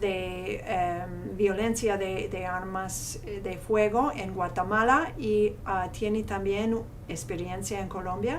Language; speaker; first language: Spanish; non-native, fluent; English